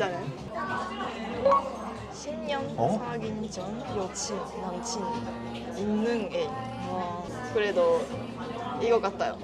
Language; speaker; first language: Korean; non-native, learner; Japanese